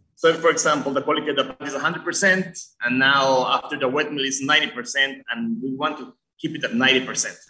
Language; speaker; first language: English; early bilingual, other home language; Spanish